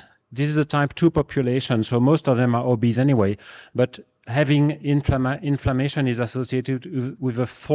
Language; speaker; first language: English; non-native, fluent; French